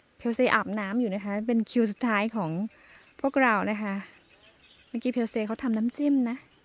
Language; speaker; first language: Thai; non-native, local second language; Karen languages